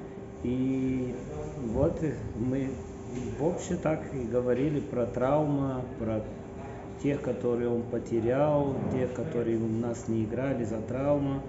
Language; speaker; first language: Russian; non-native, fluent; Portuguese